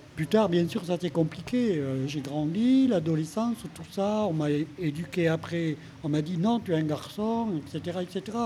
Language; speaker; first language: French; native; French